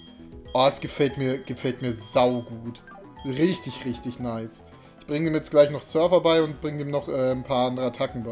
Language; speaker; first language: German; native; German